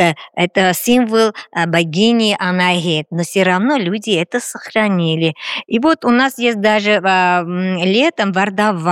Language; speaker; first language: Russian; non-native, fluent; Armenian